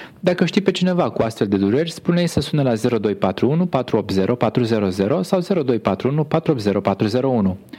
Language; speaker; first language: Romanian; native; Romanian